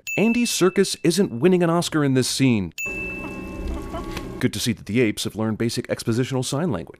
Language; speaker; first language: English; native; English